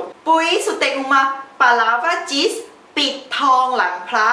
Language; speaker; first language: Portuguese; non-native, learner; Thai